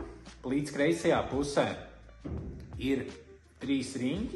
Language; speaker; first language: Latvian; native; Latvian